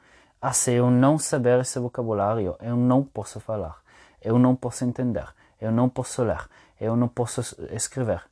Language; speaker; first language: Portuguese; non-native, fluent; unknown